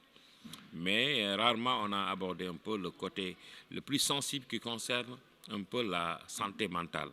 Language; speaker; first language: French; non-native, local second language; Wolof